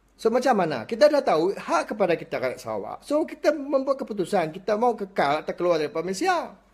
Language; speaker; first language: Malay; non-native, local second language; Iban